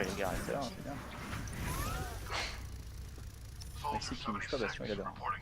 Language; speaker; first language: French; native; French